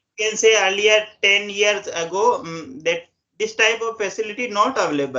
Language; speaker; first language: English; non-native, local second language; Hindi